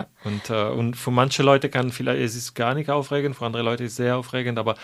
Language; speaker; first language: German; non-native, fluent; Italian